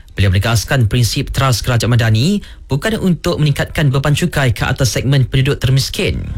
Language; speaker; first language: Malay; native; Malay